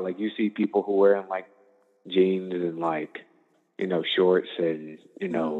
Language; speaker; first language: English; native; English